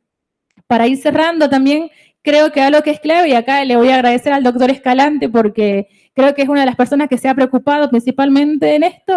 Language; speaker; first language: Spanish; native; Spanish